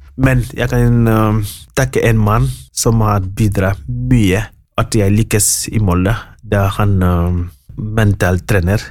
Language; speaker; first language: Norwegian; non-native, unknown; Wolof